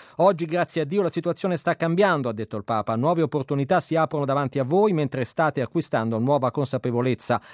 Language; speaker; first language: Italian; native; Italian